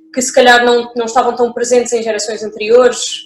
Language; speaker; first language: Portuguese; native; Portuguese